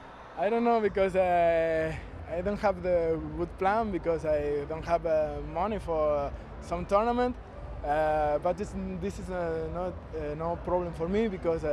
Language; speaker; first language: English; non-native, learner; Spanish